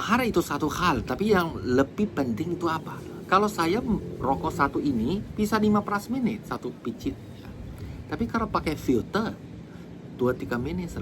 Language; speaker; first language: Indonesian; non-native, fluent; Chinese